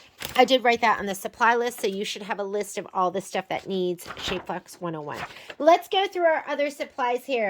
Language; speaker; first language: English; native; English